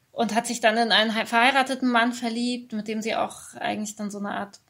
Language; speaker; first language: German; early bilingual, other home language; Persian